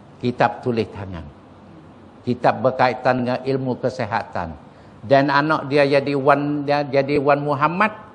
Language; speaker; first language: Malay; native; Malay